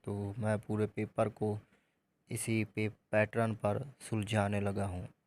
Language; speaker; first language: Urdu; non-native, local second language; Punjabi